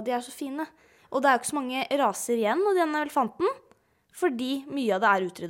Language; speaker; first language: Norwegian; native; Norwegian